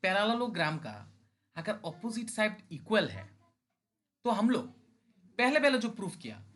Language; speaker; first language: Hindi; non-native, local second language; Bangla